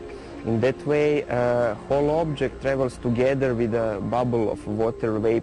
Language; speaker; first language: English; non-native, fluent; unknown